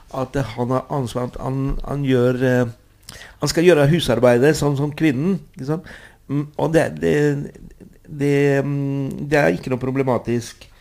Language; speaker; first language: Norwegian; non-native, fluent; Spanish